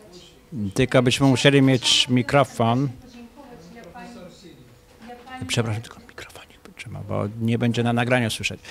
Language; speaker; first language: Polish; native; Polish